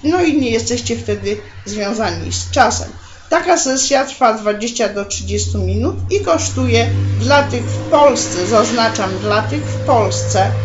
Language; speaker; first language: Polish; native; Polish